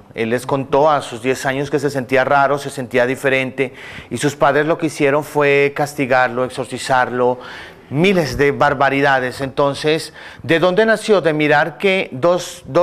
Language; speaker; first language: Spanish; native; Spanish